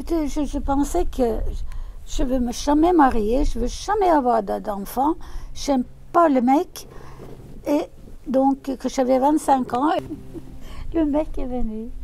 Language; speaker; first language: French; non-native, fluent; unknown